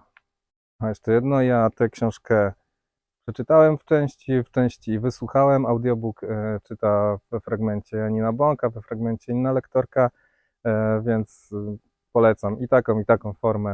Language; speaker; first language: Polish; native; Polish